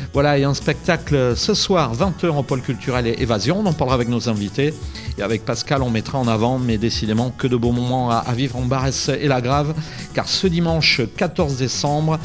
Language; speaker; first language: French; native; French